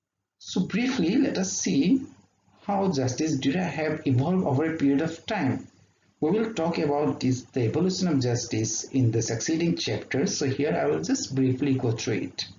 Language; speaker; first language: English; non-native, local second language; Assamese